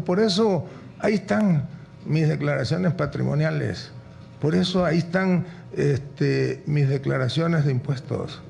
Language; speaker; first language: Spanish; native; Spanish